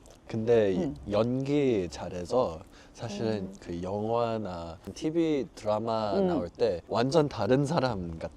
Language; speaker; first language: Korean; early bilingual, heritage; English